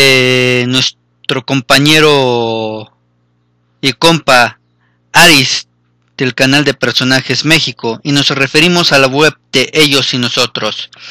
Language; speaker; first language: Spanish; native; Spanish